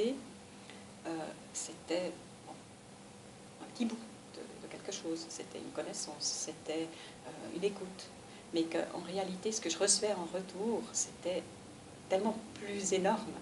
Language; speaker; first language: French; native; French